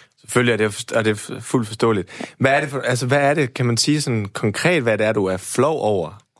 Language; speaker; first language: Danish; native; Danish